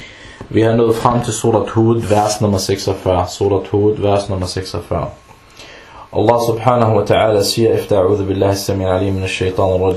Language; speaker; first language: Danish; non-native, fluent; Arabic